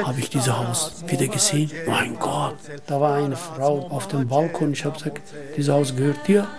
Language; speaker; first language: German; non-native, learner; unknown